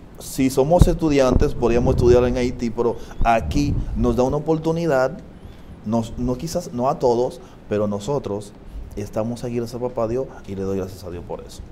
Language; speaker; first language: Spanish; non-native, fluent; Haitian Creole